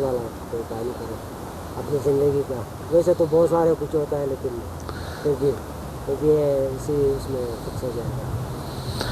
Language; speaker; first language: Urdu; non-native, local second language; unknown